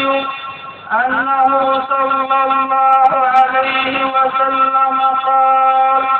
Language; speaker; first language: Arabic; native; Arabic